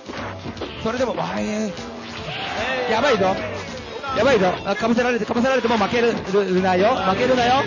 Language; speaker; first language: Japanese; native; Japanese